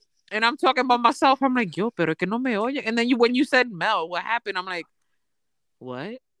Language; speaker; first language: English; early bilingual, other home language; Spanish